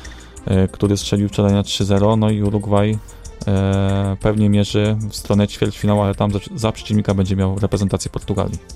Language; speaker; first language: Polish; native; Polish